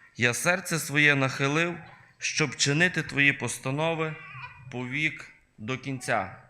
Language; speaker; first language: Ukrainian; native; Ukrainian